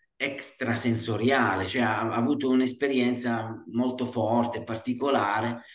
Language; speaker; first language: Italian; native; Italian